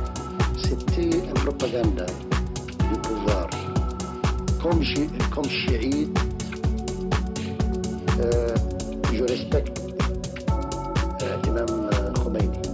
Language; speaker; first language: French; non-native, local second language; Arabic